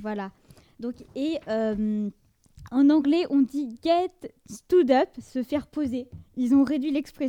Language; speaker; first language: French; native; French